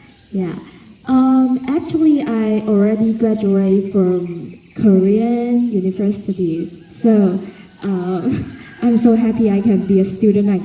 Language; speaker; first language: English; non-native, fluent; Cantonese